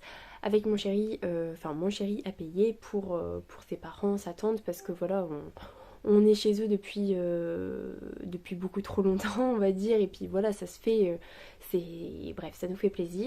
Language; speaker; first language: French; native; French